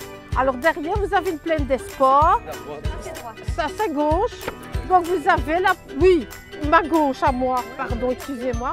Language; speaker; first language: French; native; French